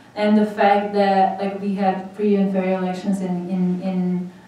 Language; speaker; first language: English; non-native, fluent; Armenian